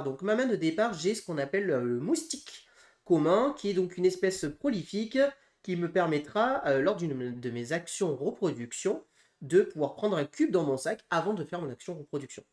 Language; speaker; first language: French; native; French